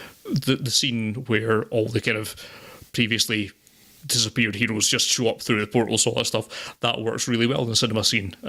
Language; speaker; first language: English; native; English